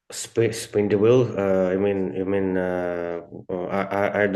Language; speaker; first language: English; non-native, learner; Ukrainian